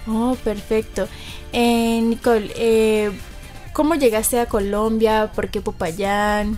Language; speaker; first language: Spanish; native; Spanish